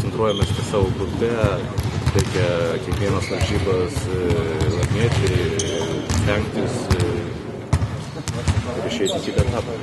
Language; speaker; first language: Lithuanian; native; Lithuanian